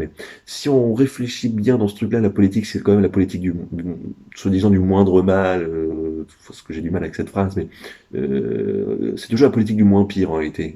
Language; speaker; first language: French; native; French